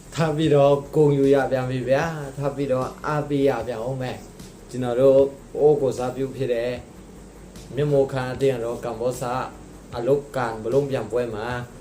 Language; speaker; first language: Burmese; non-native, local second language; Pa'o Karen